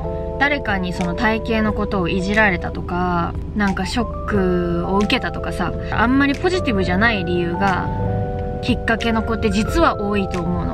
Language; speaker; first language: Japanese; native; Japanese